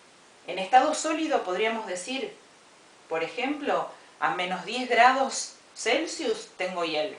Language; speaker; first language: Spanish; native; Spanish